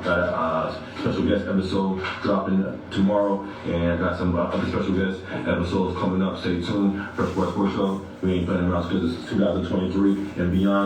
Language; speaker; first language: English; native; English